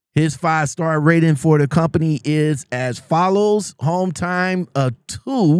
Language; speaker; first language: English; native; English